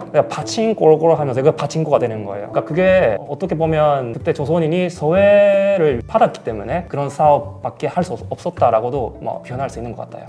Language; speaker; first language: Korean; early bilingual, heritage; Japanese